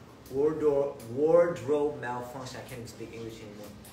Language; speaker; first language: English; native; English